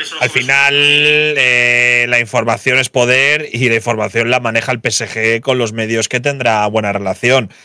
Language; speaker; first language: Spanish; native; Spanish